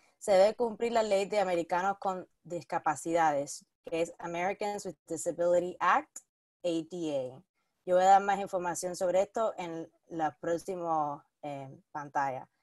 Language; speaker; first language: Spanish; early bilingual, heritage; Spanish